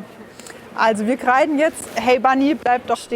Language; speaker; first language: German; native; German